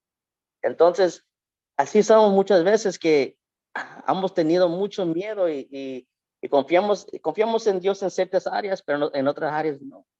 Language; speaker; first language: Spanish; early bilingual, heritage; Spanish